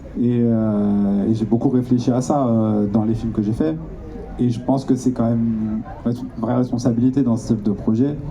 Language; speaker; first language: French; native; French